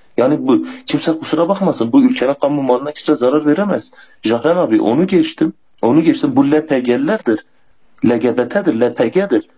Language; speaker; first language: Turkish; non-native, local second language; Kurdish